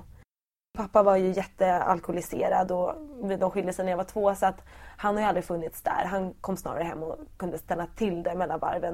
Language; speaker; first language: Swedish; native; Swedish